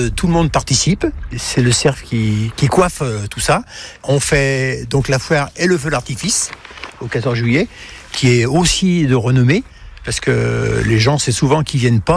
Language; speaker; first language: French; native; French